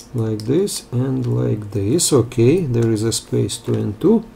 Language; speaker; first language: English; non-native, fluent; Russian